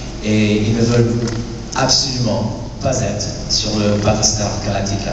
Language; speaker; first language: French; non-native, fluent; English